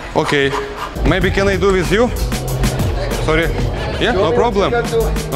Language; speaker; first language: English; non-native, learner; Russian